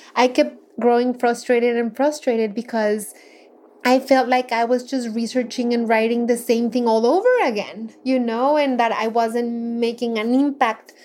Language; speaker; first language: English; non-native, fluent; Spanish